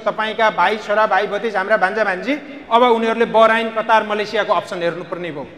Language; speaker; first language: Nepali; native; Nepali